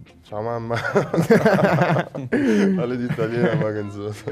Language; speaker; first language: German; non-native, learner; Italian